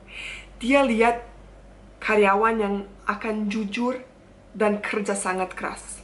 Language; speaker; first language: Indonesian; non-native, fluent; Bosnian